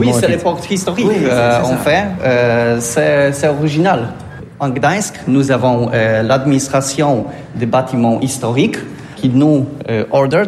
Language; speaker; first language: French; non-native, learner; Polish